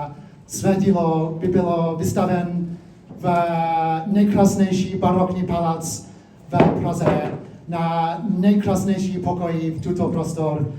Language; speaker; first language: Czech; early bilingual, heritage; English